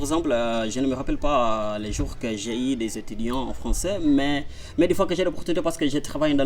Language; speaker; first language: French; non-native, learner; Portuguese